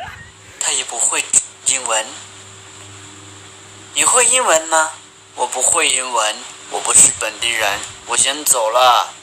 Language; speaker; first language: Chinese; non-native, learner; Hmong